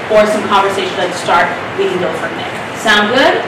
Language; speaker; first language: English; native; English